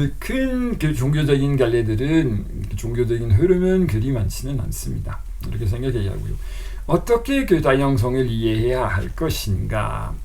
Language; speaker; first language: Korean; non-native, fluent; French